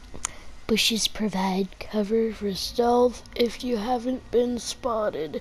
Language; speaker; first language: English; native; English